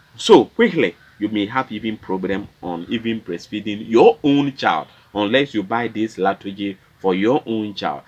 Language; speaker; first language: English; non-native, local second language; Akan